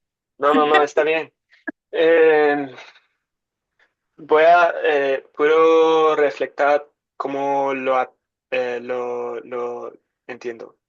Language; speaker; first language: Spanish; non-native, learner; English